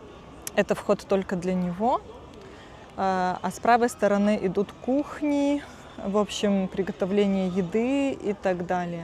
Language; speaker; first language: Russian; native; Russian